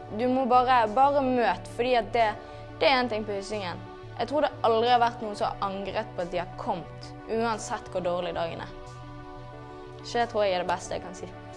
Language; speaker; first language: Norwegian; native; Norwegian